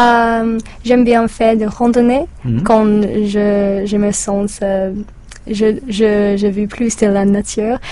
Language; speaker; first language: French; non-native, learner; English